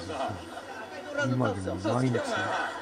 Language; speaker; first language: Japanese; native; Japanese